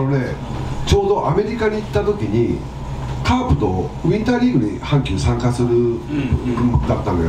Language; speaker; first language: Japanese; native; Japanese